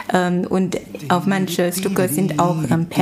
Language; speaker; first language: German; non-native, fluent; Chinese